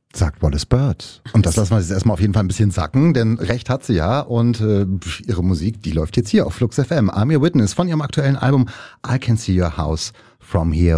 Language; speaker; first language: German; native; German